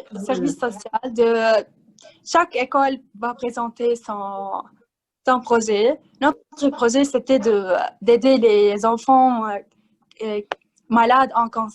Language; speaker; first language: French; non-native, learner; Arabic